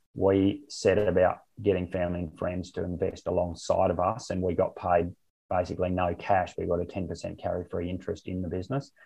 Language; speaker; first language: English; native; English